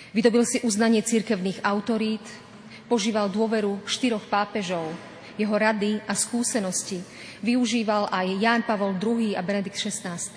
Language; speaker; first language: Slovak; native; Slovak